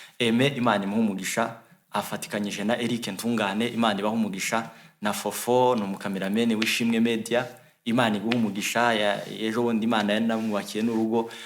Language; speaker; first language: Kinyarwanda; native; Kinyarwanda